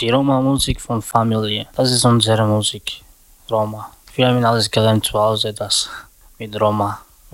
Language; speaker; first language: German; non-native, learner; Romany